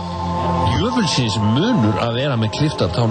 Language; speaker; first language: Icelandic; native; Icelandic